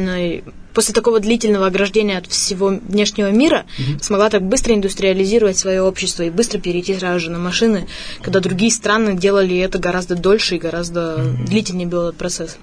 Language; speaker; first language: Russian; native; Russian